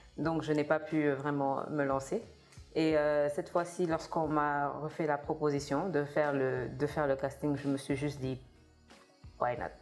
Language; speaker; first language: French; non-native, local second language; Kabuverdianu